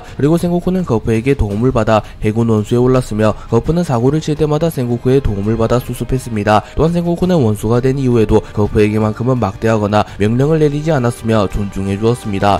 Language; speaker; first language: Korean; native; Korean